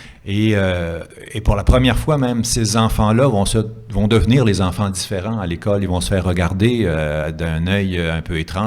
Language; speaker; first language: French; native; French